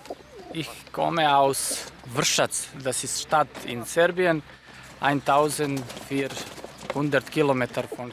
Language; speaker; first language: German; non-native, learner; Serbian